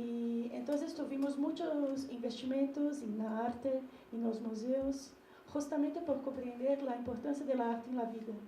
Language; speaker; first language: Spanish; non-native, learner; Portuguese